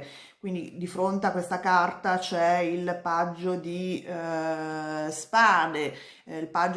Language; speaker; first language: Italian; native; Italian